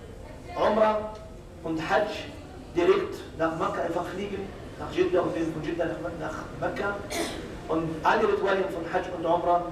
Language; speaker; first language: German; non-native, fluent; Arabic